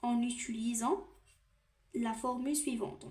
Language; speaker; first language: French; non-native, local second language; Arabic